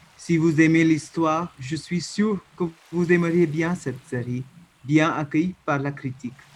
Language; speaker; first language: French; non-native, learner; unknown